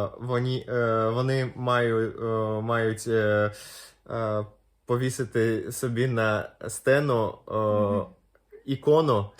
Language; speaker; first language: Ukrainian; non-native, local second language; Russian